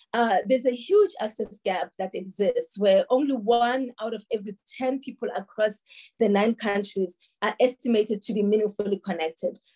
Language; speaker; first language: English; non-native, local second language; Tsonga